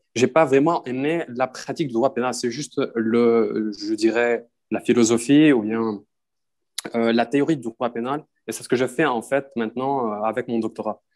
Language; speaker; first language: French; non-native, local second language; Arabic